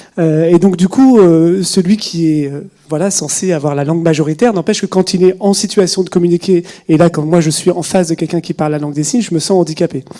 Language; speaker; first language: French; native; French